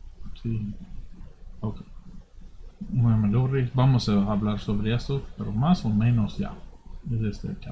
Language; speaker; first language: Spanish; non-native, fluent; English